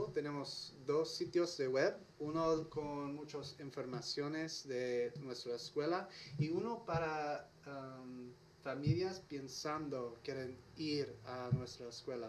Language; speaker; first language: Spanish; non-native, learner; English